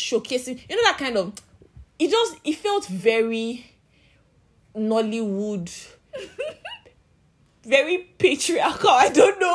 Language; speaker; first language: English; non-native, local second language; Yoruba